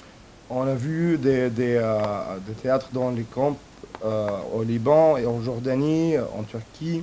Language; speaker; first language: French; non-native, fluent; Arabic